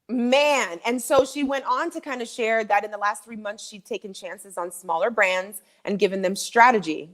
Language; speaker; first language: English; native; English